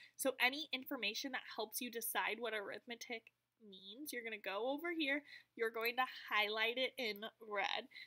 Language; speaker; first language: English; native; English